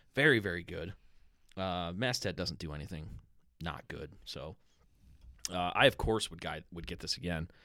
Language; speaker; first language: English; early bilingual, other home language; Italian